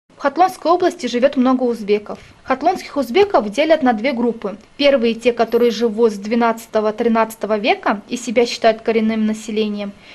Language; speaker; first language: Russian; non-native, local second language; Tajik